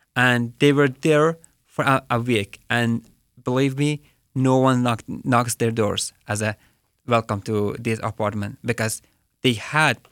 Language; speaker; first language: English; non-native, fluent; Persian